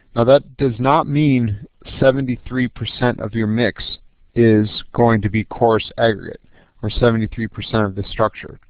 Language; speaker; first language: English; native; English